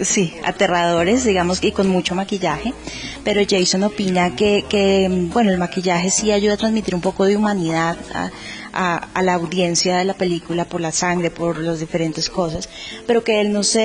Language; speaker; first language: Spanish; native; Spanish